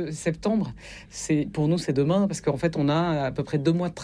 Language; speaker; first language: French; native; French